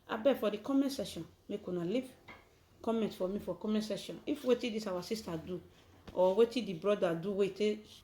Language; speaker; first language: Nigerian Pidgin; native; Nigerian Pidgin